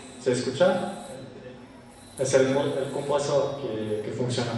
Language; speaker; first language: Spanish; non-native, fluent; French